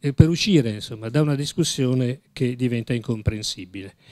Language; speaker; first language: Italian; native; Italian